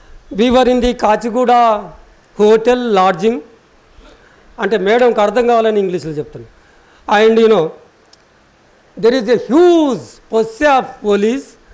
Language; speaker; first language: English; non-native, local second language; Telugu